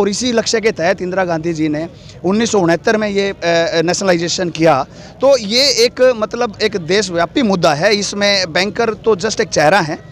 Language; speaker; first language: Hindi; native; Hindi